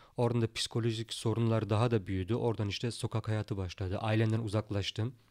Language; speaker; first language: Turkish; early bilingual, heritage; Turkish